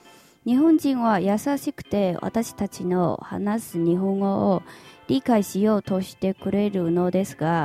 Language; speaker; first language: Japanese; non-native, fluent; Chinese